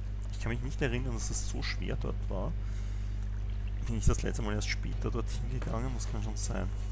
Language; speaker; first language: German; native; German